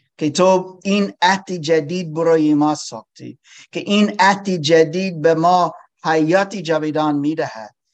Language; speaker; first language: Persian; non-native, learner; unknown